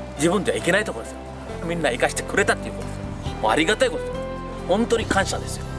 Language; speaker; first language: Japanese; non-native, fluent; Sinhala